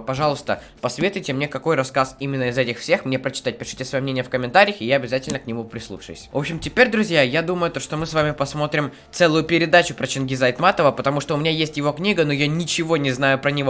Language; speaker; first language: Russian; native; Russian